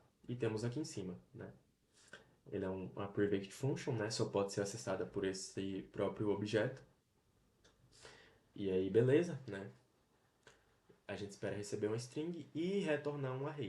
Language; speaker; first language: Portuguese; native; Portuguese